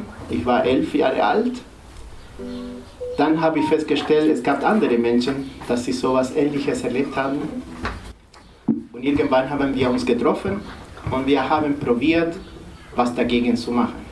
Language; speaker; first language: German; non-native, fluent; Spanish